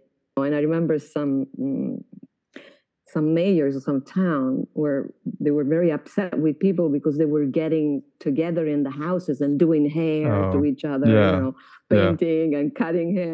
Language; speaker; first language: English; non-native, fluent; Italian